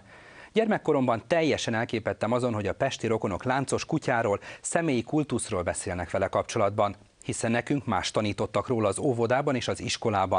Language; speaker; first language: Hungarian; native; Hungarian